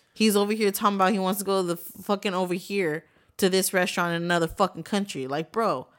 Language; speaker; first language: English; native; English